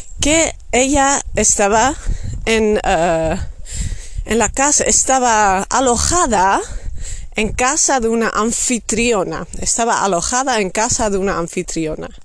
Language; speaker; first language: Spanish; non-native, fluent; Dutch